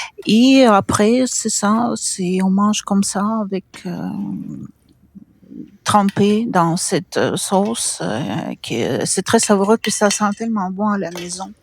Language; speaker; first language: French; non-native, fluent; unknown